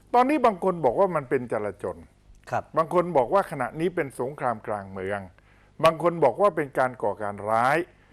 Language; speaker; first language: Thai; native; Thai